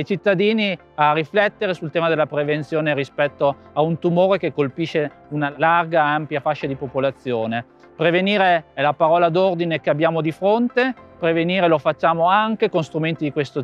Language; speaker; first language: Italian; native; Italian